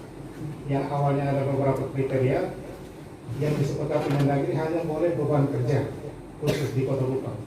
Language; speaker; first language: Indonesian; native; Indonesian